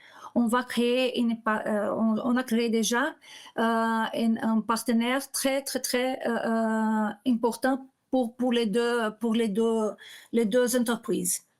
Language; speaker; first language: French; non-native, learner; Portuguese